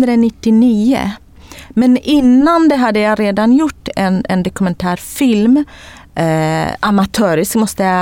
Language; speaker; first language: Swedish; non-native, fluent; Kurdish